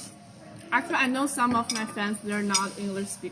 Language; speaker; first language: English; non-native, fluent; Chinese